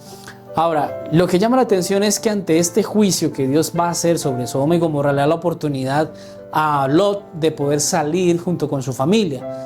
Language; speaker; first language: Spanish; native; Spanish